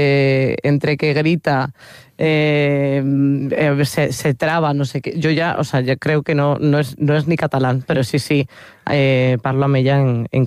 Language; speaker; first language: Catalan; non-native, learner; Spanish